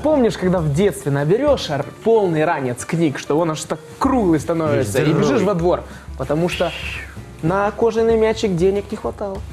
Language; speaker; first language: Russian; native; Russian